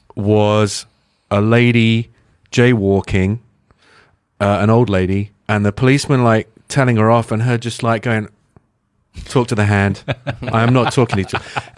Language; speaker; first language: English; native; English